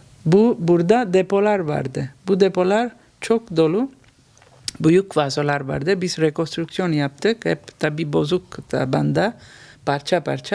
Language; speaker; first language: Turkish; non-native, learner; Italian